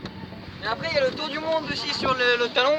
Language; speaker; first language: French; native; French